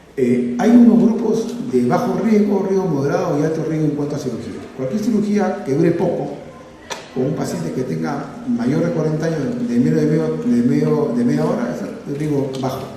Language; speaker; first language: Spanish; native; Spanish